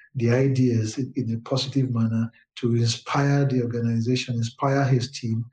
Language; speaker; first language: English; non-native, local second language; Yoruba